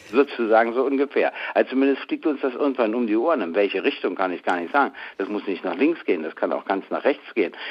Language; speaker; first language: German; native; German